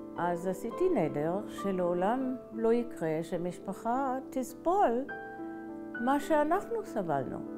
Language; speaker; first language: Hebrew; early bilingual, other home language; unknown